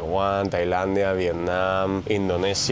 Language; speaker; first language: Indonesian; non-native, learner; Spanish